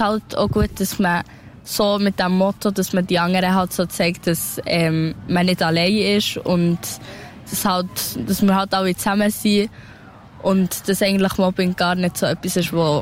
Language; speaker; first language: German; early bilingual, other home language; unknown